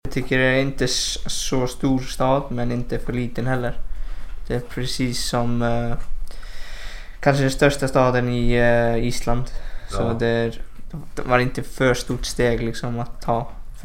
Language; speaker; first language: Swedish; non-native, fluent; Icelandic